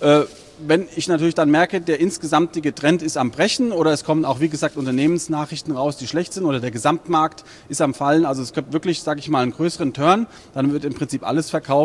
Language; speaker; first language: German; native; German